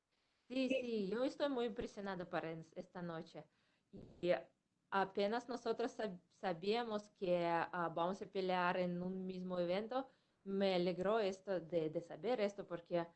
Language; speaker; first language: Spanish; non-native, fluent; Russian